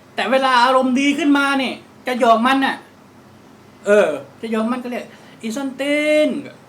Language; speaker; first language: Thai; non-native, local second language; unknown